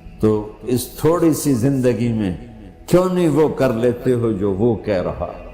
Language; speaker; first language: Urdu; non-native, local second language; Punjabi